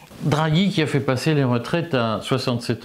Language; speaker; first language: French; native; French